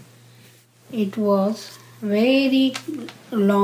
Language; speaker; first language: English; non-native, local second language; Gujarati